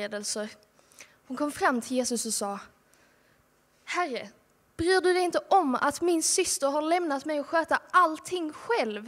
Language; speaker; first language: English; non-native, fluent; Swedish